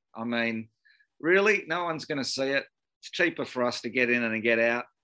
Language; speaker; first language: English; native; English